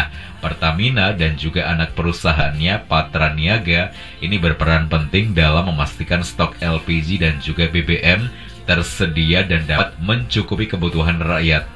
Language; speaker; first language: Indonesian; native; Indonesian